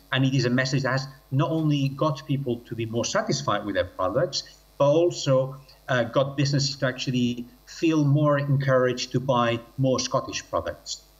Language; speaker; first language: English; non-native, fluent; Catalan